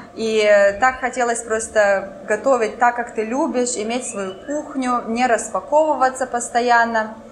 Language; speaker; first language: Russian; non-native, local second language; French